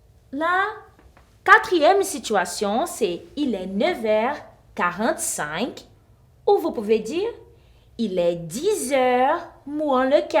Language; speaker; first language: French; non-native, fluent; Portuguese